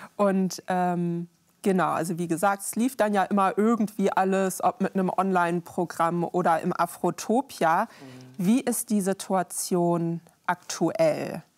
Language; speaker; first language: German; native; German